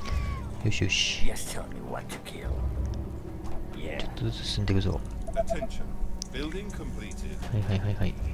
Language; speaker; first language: Japanese; native; Japanese